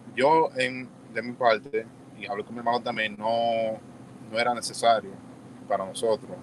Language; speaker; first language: Spanish; early bilingual, heritage; Spanish